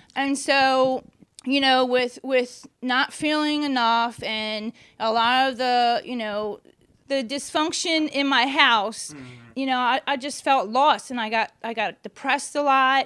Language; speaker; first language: English; native; English